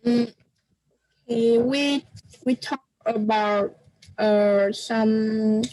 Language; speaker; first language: English; non-native, learner; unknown